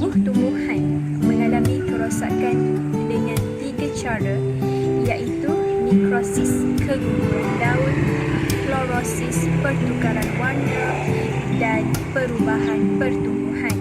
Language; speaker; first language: Malay; native; Malay